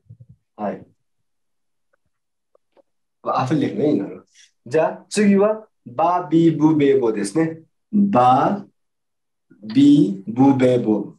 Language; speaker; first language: Japanese; non-native, fluent; Nepali